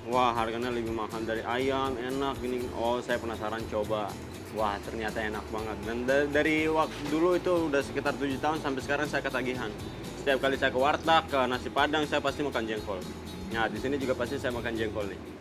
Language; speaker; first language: Malay; non-native, fluent; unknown